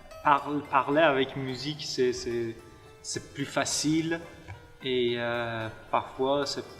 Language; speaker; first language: French; non-native, learner; Persian